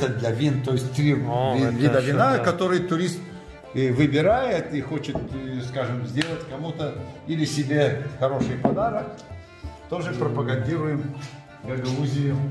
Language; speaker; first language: Russian; non-native, local second language; Gagauz